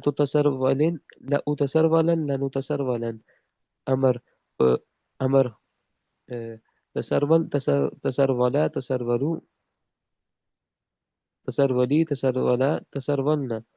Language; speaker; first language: Arabic; non-native, learner; Urdu